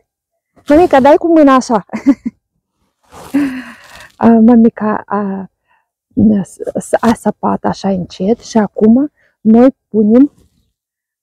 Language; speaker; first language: Romanian; non-native, learner; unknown